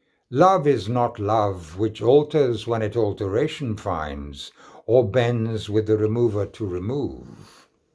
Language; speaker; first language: English; native; English